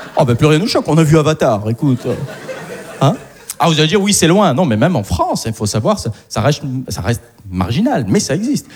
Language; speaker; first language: French; early bilingual, other home language; Arabic